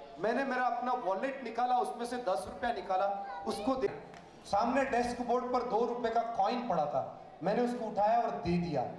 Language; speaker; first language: Hindi; non-native, local second language; Malayalam